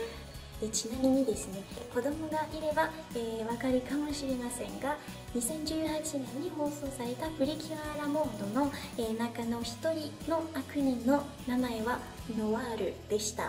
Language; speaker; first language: Japanese; non-native, fluent; French